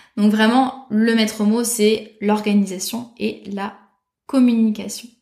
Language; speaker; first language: French; native; French